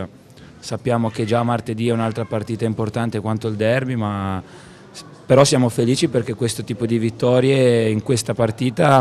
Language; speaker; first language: Italian; native; Italian